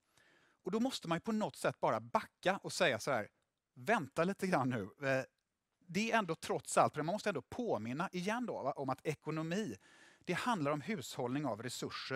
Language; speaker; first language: Swedish; native; Swedish